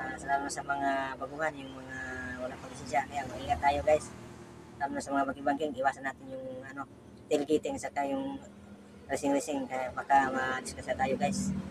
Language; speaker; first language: Filipino; non-native, local second language; Cebuano